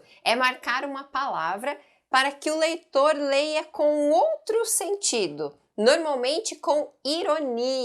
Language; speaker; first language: Portuguese; native; Portuguese